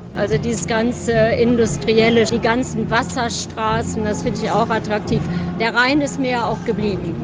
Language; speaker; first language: German; native; German